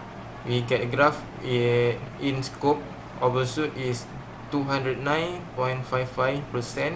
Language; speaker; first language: English; non-native, learner; Malay